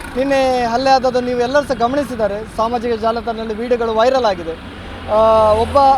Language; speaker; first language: Kannada; non-native, local second language; Tulu